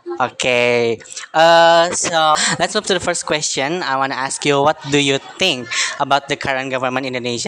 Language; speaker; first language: English; non-native, learner; Indonesian